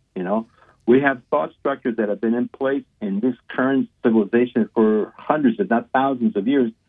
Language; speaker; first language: English; non-native, fluent; Spanish